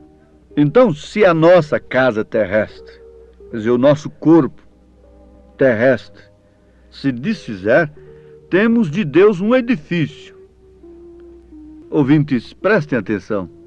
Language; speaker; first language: Portuguese; native; Portuguese